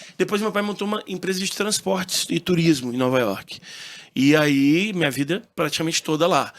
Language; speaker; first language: Portuguese; early bilingual, heritage; Portuguese